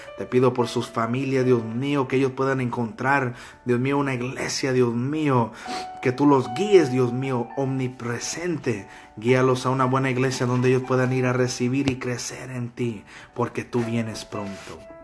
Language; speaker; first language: Spanish; early bilingual, heritage; Spanish